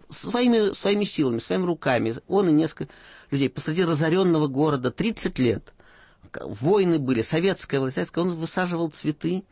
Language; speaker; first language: Russian; native; Russian